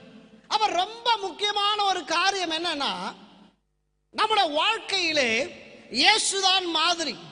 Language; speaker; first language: Tamil; native; Tamil